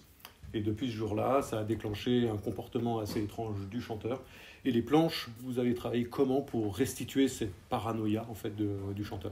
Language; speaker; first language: French; native; French